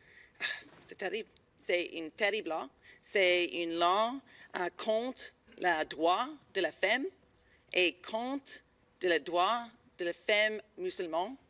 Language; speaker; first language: French; non-native, learner; English